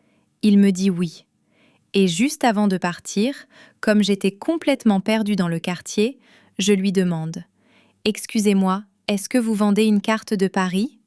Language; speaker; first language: French; non-native, fluent; English